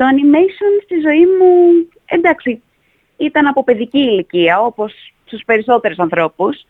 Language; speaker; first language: Greek; native; Greek